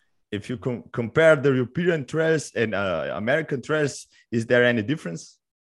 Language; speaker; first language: English; non-native, fluent; Slovenian